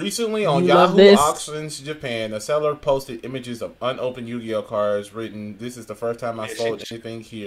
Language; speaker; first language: English; native; English